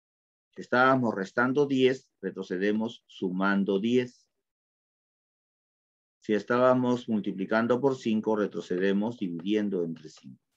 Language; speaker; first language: Spanish; native; Spanish